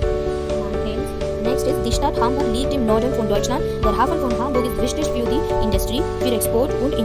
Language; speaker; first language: German; non-native, fluent; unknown